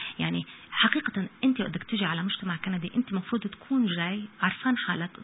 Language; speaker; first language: Arabic; native; Arabic